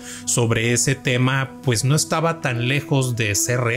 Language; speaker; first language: Spanish; native; Spanish